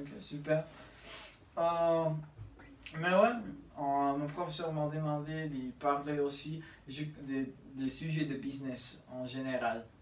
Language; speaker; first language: French; non-native, learner; Spanish